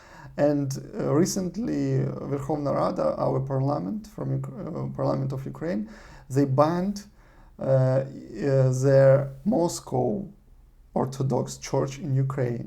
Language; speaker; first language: English; non-native, learner; Russian